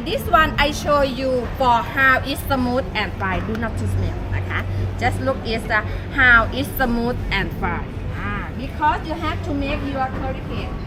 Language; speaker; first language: English; non-native, learner; Thai